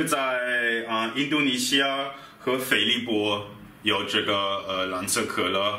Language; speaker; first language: Chinese; non-native, fluent; German